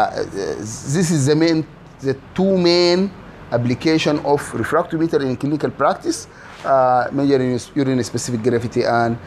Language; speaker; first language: English; non-native, fluent; Arabic